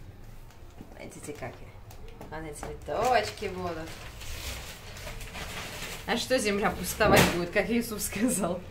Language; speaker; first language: Russian; native; Russian